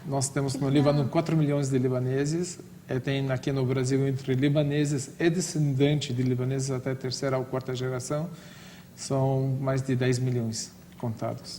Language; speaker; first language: Portuguese; non-native, fluent; Arabic